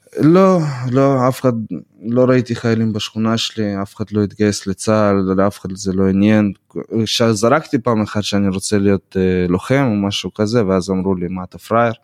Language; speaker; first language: Hebrew; early bilingual, other home language; Russian